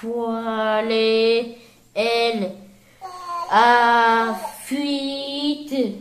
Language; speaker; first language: French; native; French